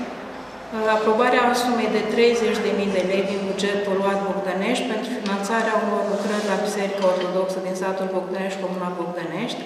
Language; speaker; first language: Romanian; native; Romanian